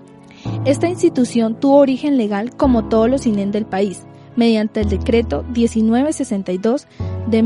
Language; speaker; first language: Spanish; native; Spanish